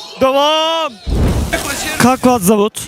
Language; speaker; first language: Russian; non-native, learner; Turkish